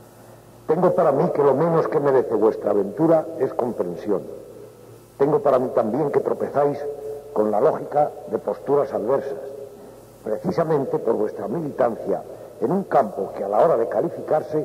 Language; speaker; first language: Spanish; native; Spanish